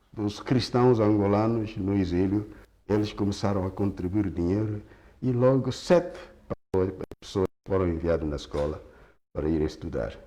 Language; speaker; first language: Portuguese; non-native, local second language; Kongo